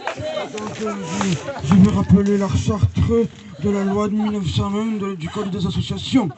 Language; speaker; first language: French; native; French